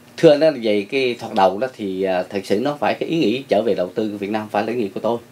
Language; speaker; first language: Vietnamese; native; Vietnamese